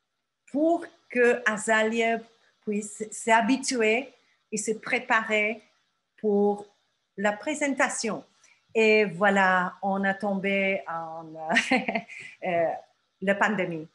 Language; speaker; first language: French; non-native, fluent; Turkish